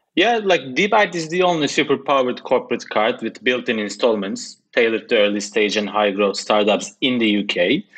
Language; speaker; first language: English; non-native, fluent; Turkish